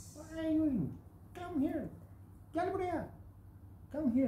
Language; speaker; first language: English; non-native, fluent; Turkish